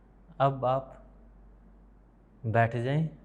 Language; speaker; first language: Hindi; native; Hindi